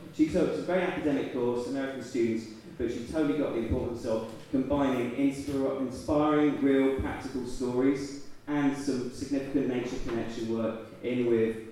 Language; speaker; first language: English; native; English